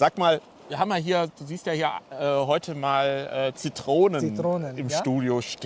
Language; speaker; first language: German; native; German